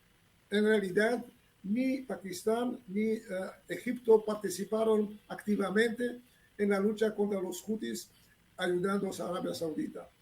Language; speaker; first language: Spanish; non-native, fluent; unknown